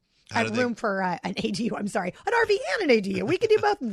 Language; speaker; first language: English; native; English